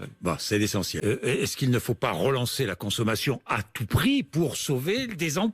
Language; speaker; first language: French; native; French